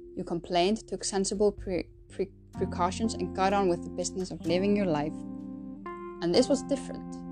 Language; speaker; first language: English; non-native, fluent; Icelandic